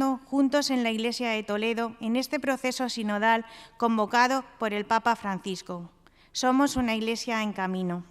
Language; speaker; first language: Spanish; native; Spanish